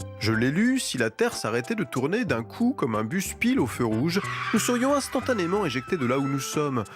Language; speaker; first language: French; native; French